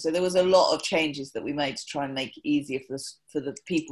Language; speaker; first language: English; native; English